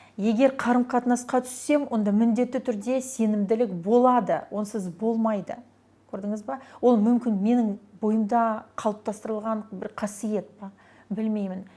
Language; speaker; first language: Kazakh; non-native, local second language; Russian